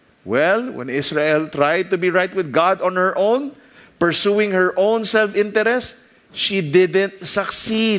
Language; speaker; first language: English; non-native, local second language; Filipino